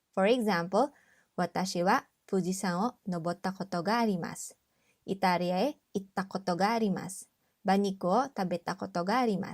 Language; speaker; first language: Japanese; non-native, fluent; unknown